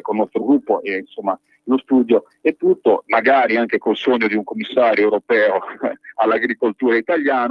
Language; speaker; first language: Italian; native; Italian